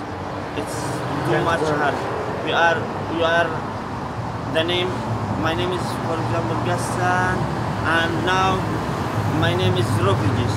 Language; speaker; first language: English; non-native, learner; Arabic